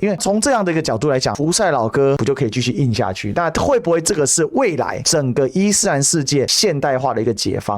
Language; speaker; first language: Chinese; native; Chinese